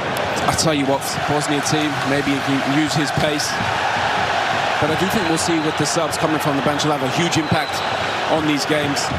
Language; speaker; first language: English; native; English